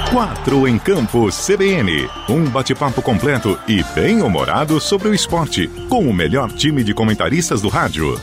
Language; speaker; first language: Portuguese; native; Portuguese